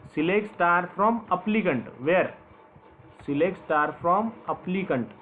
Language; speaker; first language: Hindi; non-native, local second language; Marathi